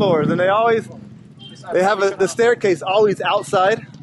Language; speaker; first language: English; native; English